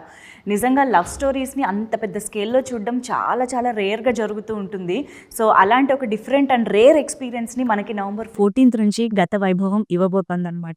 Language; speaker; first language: Telugu; native; Telugu